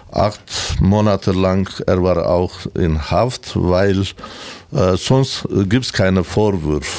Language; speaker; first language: German; non-native, learner; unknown